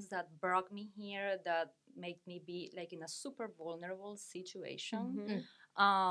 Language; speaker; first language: English; non-native, fluent; Spanish